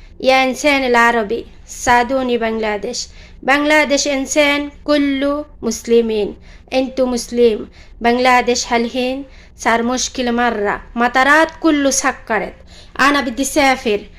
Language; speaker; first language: Arabic; non-native, learner; Bangla